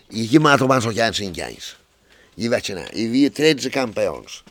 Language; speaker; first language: Catalan; native; Catalan